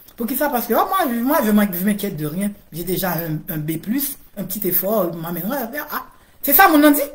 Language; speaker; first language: French; non-native, local second language; Haitian Creole